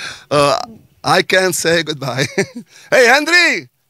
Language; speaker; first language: English; non-native, fluent; Dutch